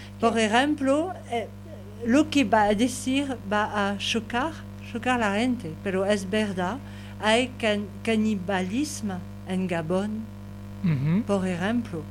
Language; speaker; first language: Spanish; non-native, learner; French